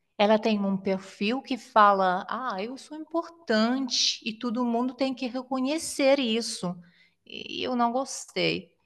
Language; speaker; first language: Portuguese; non-native, fluent; Italian